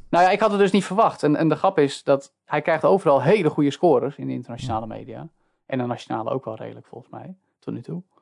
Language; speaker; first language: Dutch; native; Dutch